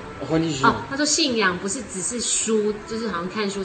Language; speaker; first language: Chinese; native; Chinese